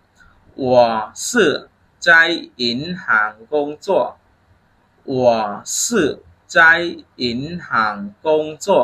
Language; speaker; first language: Chinese; non-native, fluent; Khmer